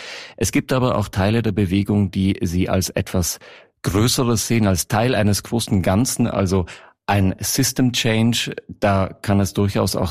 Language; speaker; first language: German; native; German